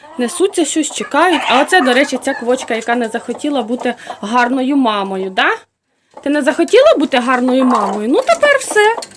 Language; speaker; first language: Ukrainian; non-native, local second language; Russian